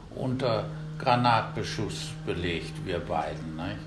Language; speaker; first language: German; native; German